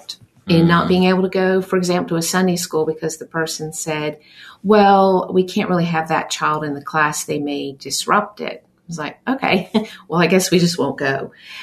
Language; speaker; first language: English; native; English